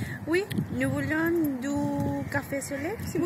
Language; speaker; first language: French; non-native, learner; Spanish